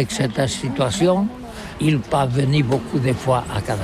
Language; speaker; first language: French; non-native, learner; Catalan